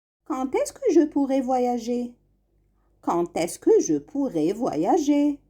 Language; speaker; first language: French; non-native, fluent; Arabic